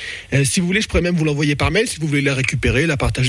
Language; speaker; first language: French; native; French